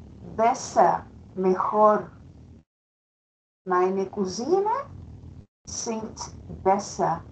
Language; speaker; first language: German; non-native, fluent; Spanish